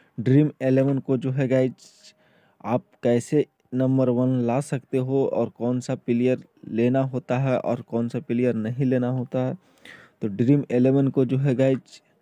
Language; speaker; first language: Hindi; native; Hindi